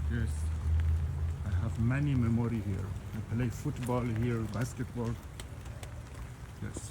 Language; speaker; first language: English; non-native, learner; Persian